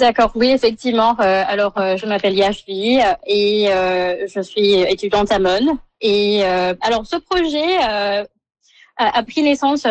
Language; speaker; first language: French; non-native, local second language; Morisyen